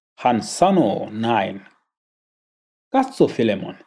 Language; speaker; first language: Finnish; non-native, learner; Swahili